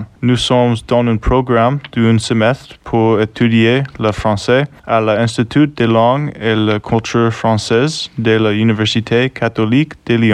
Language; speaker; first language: French; non-native, fluent; English